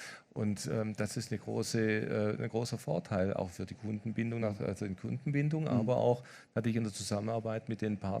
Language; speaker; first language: German; native; German